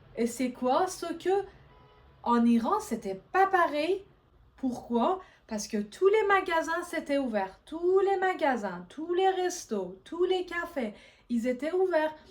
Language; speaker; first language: French; non-native, fluent; Persian